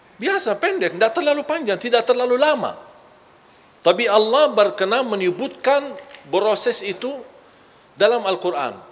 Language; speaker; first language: Malay; non-native, fluent; Arabic